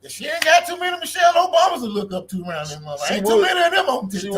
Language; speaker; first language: English; native; English